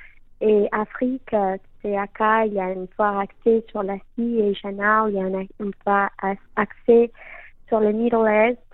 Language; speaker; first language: French; non-native, fluent; Spanish